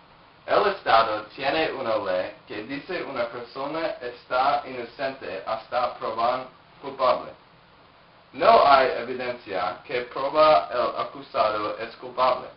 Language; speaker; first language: Spanish; non-native, learner; English